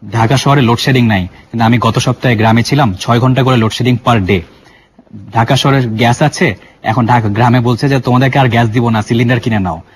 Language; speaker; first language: Bangla; native; Bangla